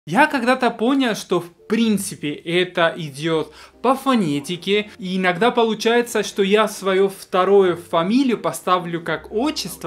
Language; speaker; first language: Russian; non-native, fluent; Spanish